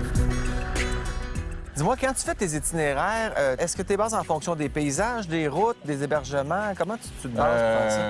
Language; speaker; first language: French; native; French